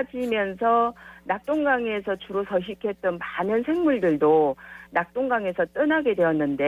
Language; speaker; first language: Korean; native; Korean